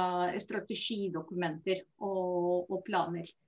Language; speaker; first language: Norwegian; non-native, fluent; Spanish